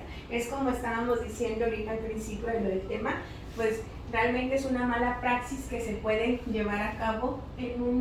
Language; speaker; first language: Spanish; native; Spanish